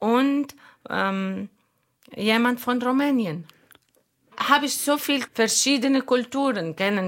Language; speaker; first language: German; non-native, learner; Arabic